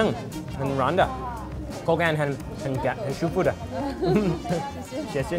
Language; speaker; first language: Chinese; non-native, learner; English